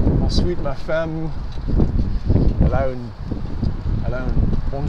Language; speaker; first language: French; early bilingual, heritage; English